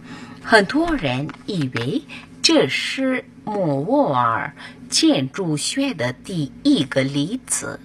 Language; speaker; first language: Chinese; non-native, fluent; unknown